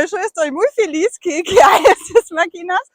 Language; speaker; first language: Spanish; non-native, fluent; German